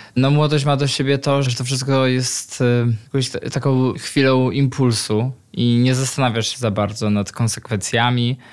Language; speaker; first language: Polish; native; Polish